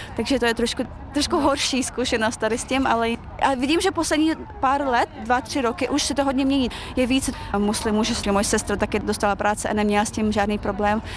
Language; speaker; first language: Czech; early bilingual, other home language; Chechen